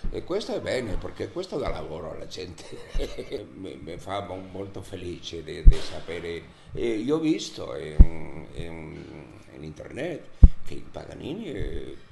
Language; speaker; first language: Italian; non-native, learner; Spanish